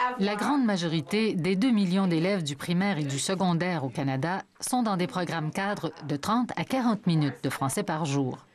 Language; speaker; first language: French; native; French